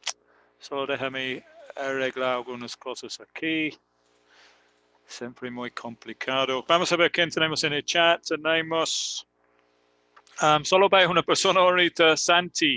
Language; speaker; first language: Spanish; non-native, fluent; English